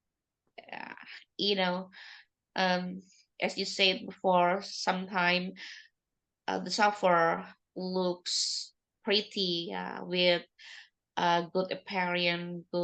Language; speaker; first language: English; non-native, learner; Indonesian